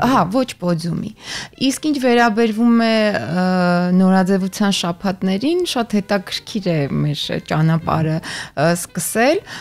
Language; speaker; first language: Armenian; native; Armenian